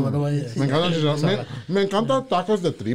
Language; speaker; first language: Spanish; early bilingual, heritage; English